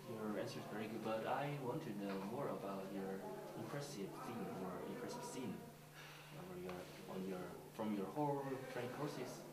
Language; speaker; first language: English; non-native, learner; Korean